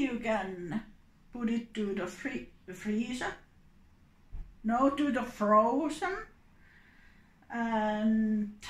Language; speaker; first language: English; non-native, learner; Finnish